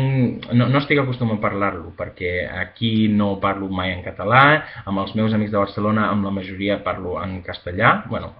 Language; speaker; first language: Catalan; non-native, local second language; Spanish